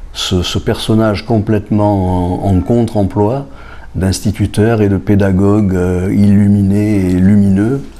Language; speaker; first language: French; native; French